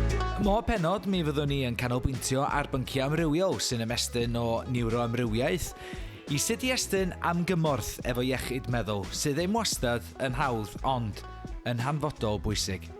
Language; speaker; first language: Welsh; native; Welsh